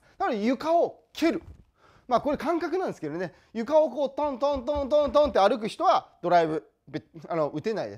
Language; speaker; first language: Japanese; native; Japanese